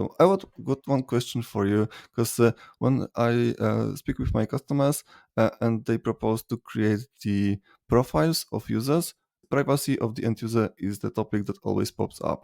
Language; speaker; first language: English; non-native, fluent; Polish